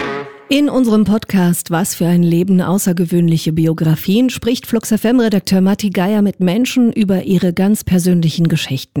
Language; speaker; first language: German; native; German